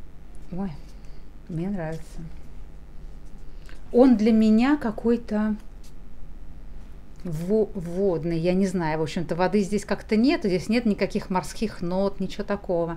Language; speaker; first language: Russian; native; Russian